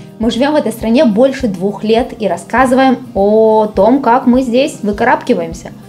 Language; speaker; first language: Russian; native; Russian